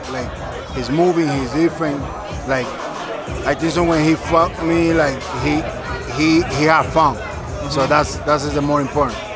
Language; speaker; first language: English; non-native, learner; Spanish